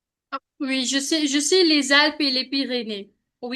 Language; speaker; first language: French; non-native, learner; Hindi